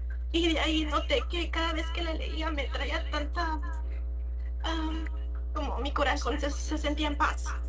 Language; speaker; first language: Spanish; early bilingual, heritage; Spanish